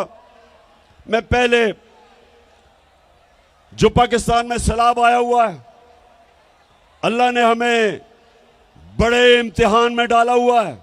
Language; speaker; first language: Urdu; native; Urdu